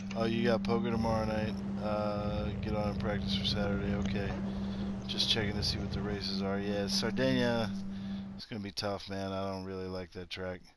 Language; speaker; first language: English; native; English